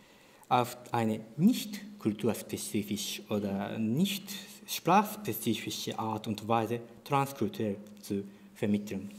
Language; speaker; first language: German; non-native, fluent; Japanese